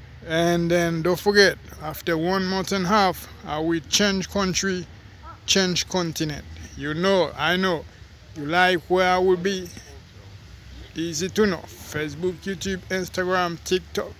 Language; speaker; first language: English; non-native, fluent; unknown